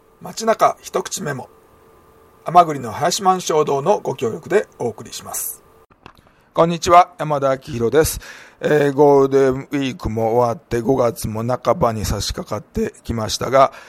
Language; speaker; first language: Japanese; native; Japanese